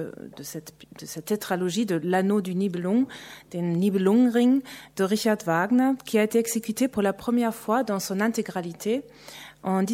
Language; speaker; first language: French; native; French